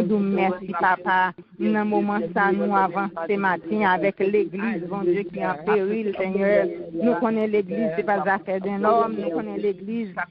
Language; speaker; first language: French; non-native, local second language; Haitian Creole